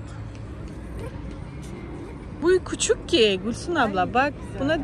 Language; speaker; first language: Turkish; non-native, learner; Tajik